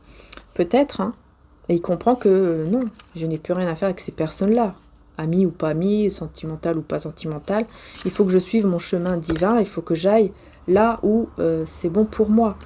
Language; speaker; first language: French; native; French